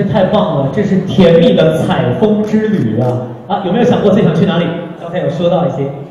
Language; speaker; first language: Chinese; native; Chinese